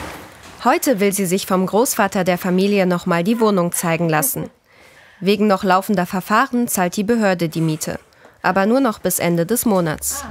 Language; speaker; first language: German; native; German